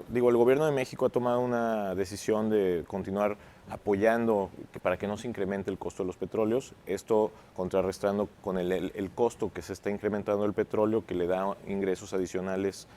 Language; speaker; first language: Spanish; native; Spanish